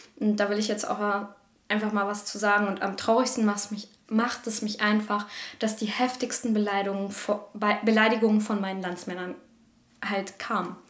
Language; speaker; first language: German; native; German